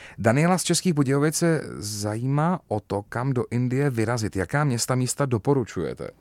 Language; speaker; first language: Czech; native; Czech